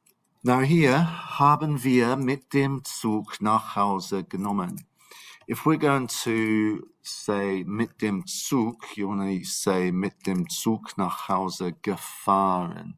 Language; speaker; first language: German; non-native, fluent; English